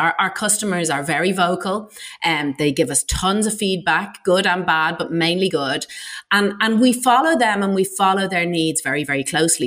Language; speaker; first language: English; native; English